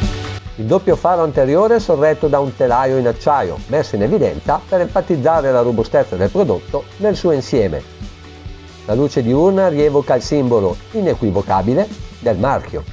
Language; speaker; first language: Italian; native; Italian